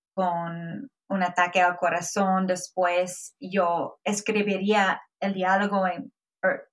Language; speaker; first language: Spanish; non-native, fluent; English